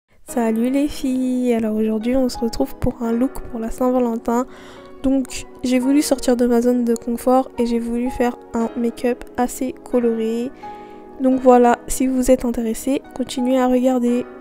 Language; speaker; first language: French; native; French